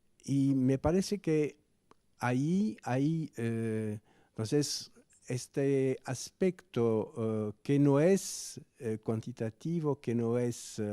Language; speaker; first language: Spanish; non-native, fluent; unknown